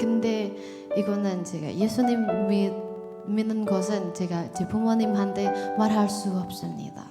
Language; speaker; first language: Korean; non-native, learner; Indonesian